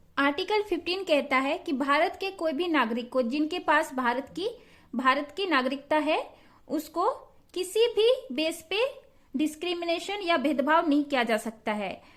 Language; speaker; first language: Hindi; non-native, local second language; Santali